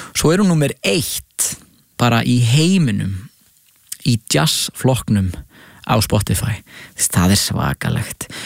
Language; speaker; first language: Icelandic; native; Icelandic